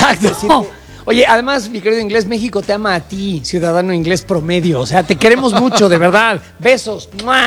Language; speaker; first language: Spanish; native; Spanish